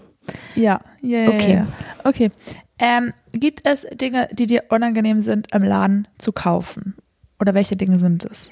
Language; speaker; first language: German; native; German